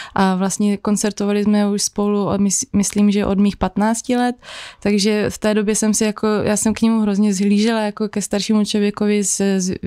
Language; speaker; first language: Czech; native; Czech